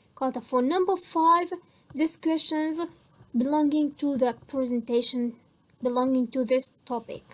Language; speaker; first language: English; non-native, fluent; Central Kurdish